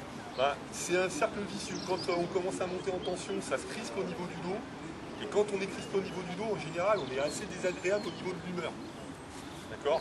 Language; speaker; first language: French; native; French